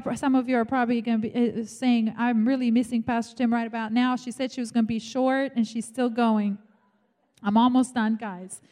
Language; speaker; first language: English; non-native, fluent; Romanian